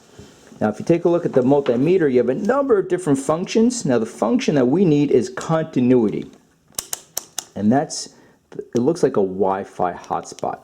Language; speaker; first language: English; native; English